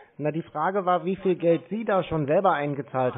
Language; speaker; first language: German; native; German